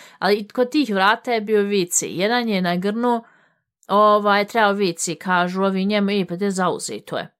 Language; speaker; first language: Bosnian; early bilingual, heritage; Bosnian